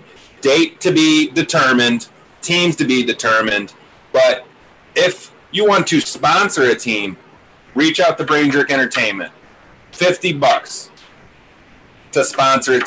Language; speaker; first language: English; native; English